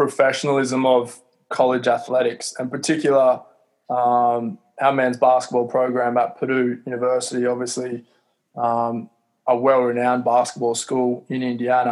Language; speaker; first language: English; native; English